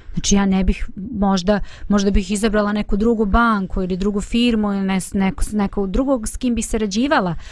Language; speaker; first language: Bosnian; native; Bosnian